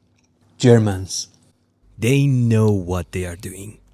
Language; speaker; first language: English; non-native, fluent; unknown